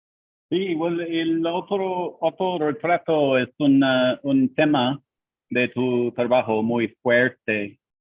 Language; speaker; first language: Spanish; non-native, learner; English